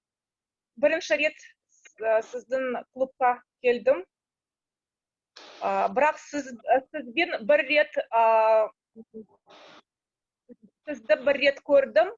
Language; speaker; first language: Kazakh; non-native, local second language; Russian